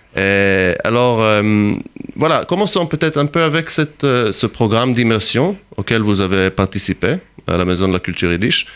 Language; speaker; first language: French; non-native, fluent; Hebrew